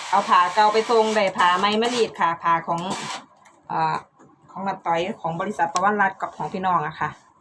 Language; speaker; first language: Thai; native; Thai